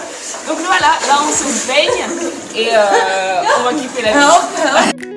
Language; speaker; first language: French; native; French